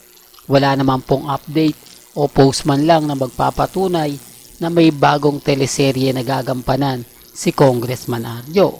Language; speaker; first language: Filipino; native; Filipino